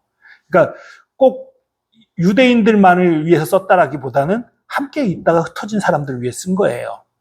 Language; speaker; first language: Korean; native; Korean